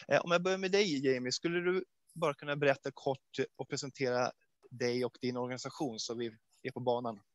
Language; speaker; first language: Swedish; native; Swedish